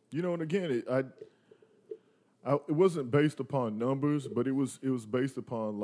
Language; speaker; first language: English; early bilingual, other home language; Spanish